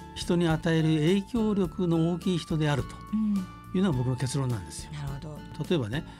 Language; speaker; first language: Japanese; native; Japanese